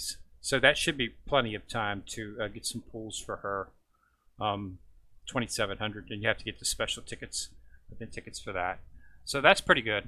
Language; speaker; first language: English; native; English